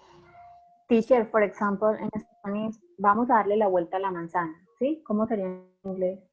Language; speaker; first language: Spanish; native; Spanish